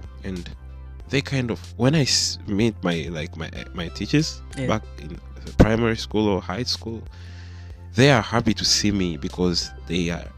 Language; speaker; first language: English; non-native, local second language; Swahili